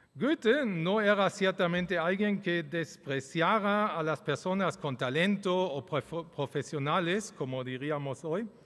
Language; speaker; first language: Spanish; early bilingual, other home language; German